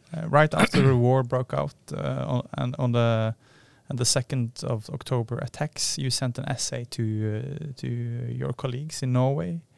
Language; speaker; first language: English; non-native, fluent; Norwegian